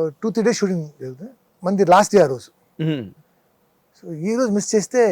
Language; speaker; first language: Telugu; non-native, local second language; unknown